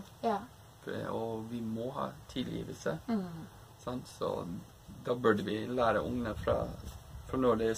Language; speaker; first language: Norwegian; non-native, fluent; English